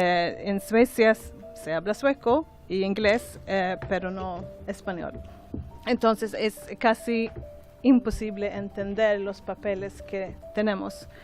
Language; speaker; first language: Spanish; non-native, learner; Swedish